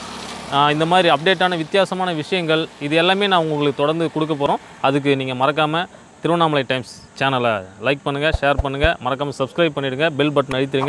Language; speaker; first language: Tamil; native; Tamil